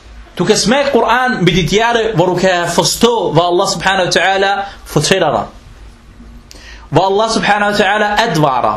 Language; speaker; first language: Danish; non-native, fluent; Arabic